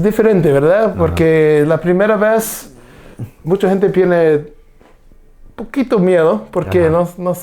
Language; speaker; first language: Spanish; non-native, learner; English